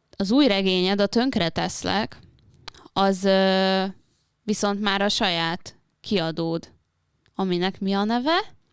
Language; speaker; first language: Hungarian; native; Hungarian